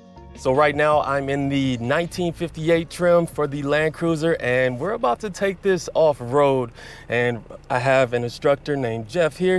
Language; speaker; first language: English; native; English